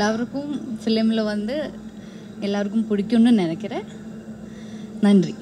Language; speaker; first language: Tamil; non-native, learner; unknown